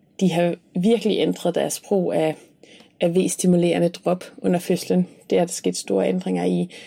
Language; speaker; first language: Danish; native; Danish